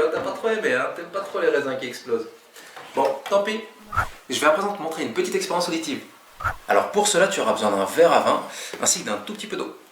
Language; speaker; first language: French; native; French